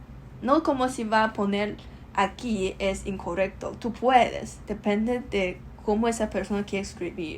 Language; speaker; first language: Spanish; non-native, learner; Chinese